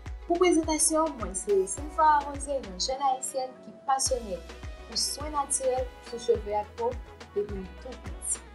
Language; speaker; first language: Haitian Creole; native; Haitian Creole